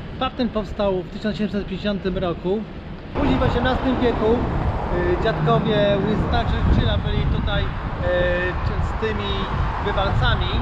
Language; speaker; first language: Polish; native; Polish